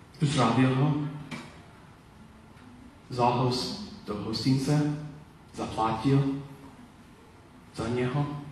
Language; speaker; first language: Czech; non-native, learner; Polish